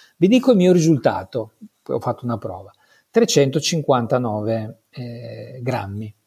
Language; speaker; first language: Italian; native; Italian